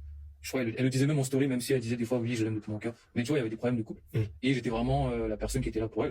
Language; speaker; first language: French; native; French